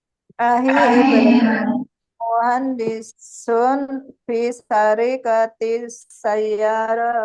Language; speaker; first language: Arabic; non-native, learner; Indonesian